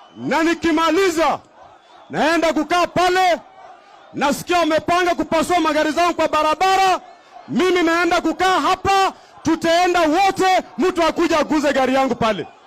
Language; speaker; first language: Swahili; non-native, local second language; Luyia